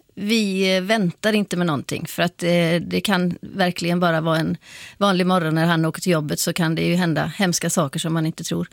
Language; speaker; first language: Swedish; native; Swedish